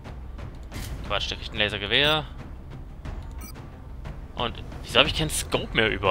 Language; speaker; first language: German; native; German